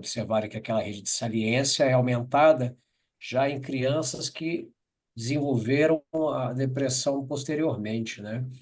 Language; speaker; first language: Portuguese; native; Portuguese